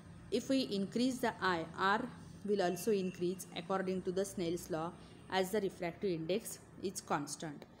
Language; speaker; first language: English; non-native, local second language; Marathi